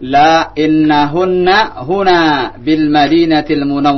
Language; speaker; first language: Arabic; non-native, fluent; Indonesian